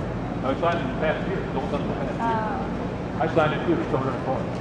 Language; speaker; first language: English; native; English